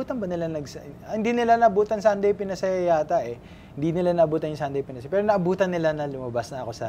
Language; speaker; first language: Filipino; native; Filipino